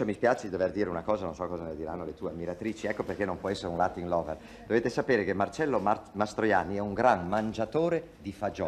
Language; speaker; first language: Italian; native; Italian